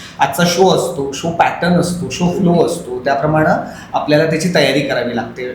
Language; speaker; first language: Marathi; native; Marathi